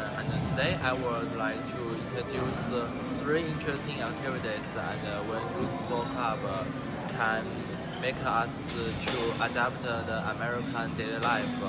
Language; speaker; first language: English; non-native, learner; Chinese